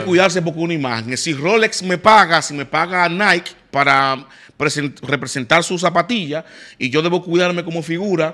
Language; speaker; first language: Spanish; native; Spanish